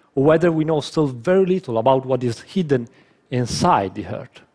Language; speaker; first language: English; non-native, fluent; Italian